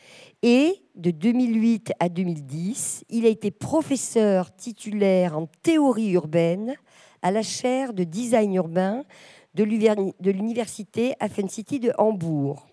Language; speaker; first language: French; native; French